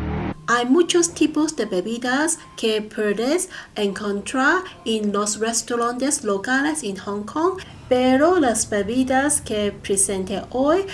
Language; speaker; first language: Spanish; non-native, learner; Cantonese